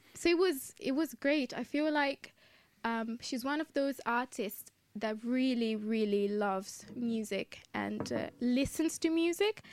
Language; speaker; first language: English; non-native, fluent; Italian